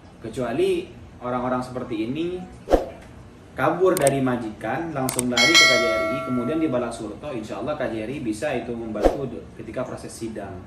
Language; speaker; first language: Indonesian; native; Indonesian